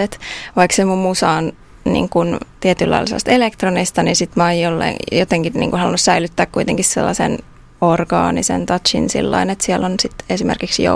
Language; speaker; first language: Finnish; native; Finnish